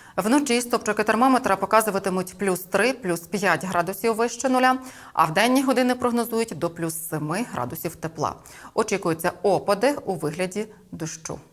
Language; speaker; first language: Ukrainian; native; Ukrainian